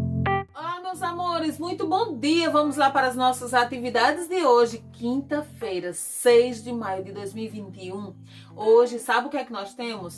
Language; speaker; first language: Portuguese; native; Portuguese